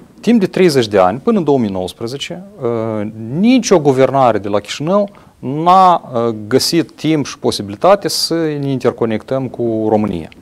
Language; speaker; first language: Romanian; native; Romanian